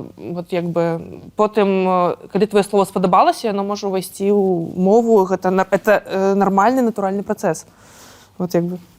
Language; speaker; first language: Belarusian; non-native, local second language; Russian